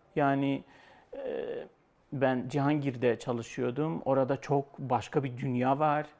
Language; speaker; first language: Turkish; native; Turkish